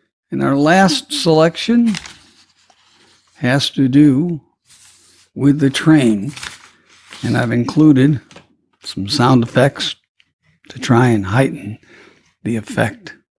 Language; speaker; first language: English; native; English